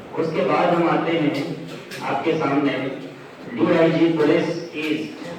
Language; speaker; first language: Urdu; native; Urdu